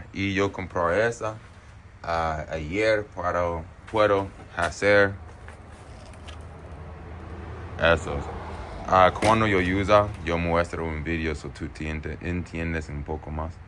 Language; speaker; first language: Spanish; non-native, learner; English